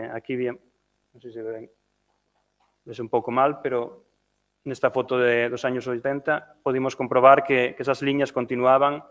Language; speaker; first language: Galician; non-native, fluent; Spanish